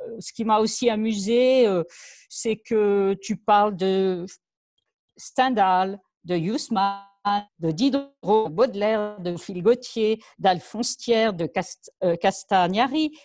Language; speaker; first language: French; native; French